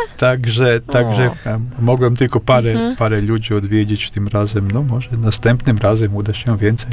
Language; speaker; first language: Polish; non-native, fluent; Latvian